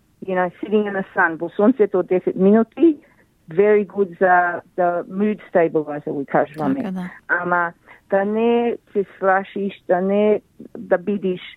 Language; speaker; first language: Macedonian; early bilingual, heritage; Macedonian